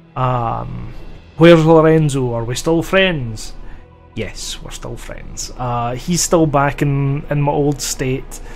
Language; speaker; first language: English; native; English